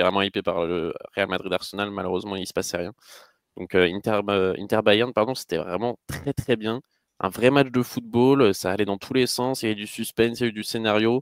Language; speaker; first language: French; native; French